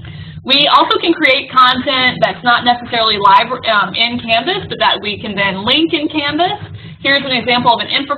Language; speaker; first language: English; native; English